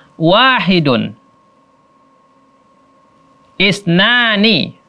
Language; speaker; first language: Arabic; non-native, fluent; Indonesian